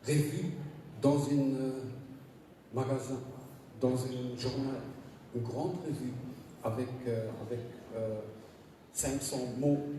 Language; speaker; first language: French; non-native, learner; German